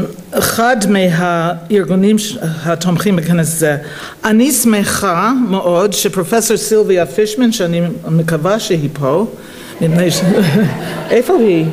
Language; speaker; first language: Hebrew; non-native, fluent; English